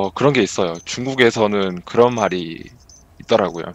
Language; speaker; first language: Korean; early bilingual, heritage; Korean